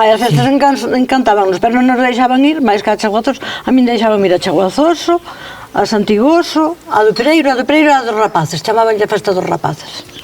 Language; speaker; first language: Galician; native; Galician